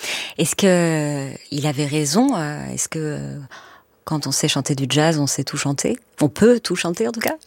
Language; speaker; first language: French; native; French